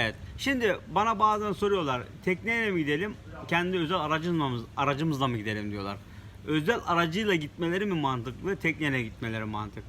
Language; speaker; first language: Turkish; native; Turkish